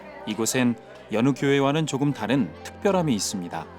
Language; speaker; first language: Korean; native; Korean